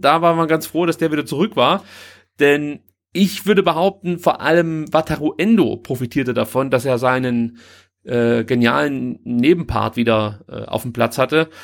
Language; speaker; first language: German; native; German